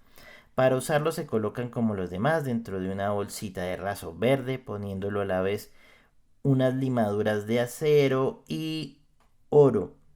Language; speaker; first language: Spanish; native; Spanish